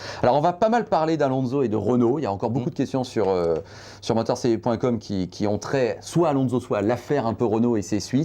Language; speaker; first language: French; native; French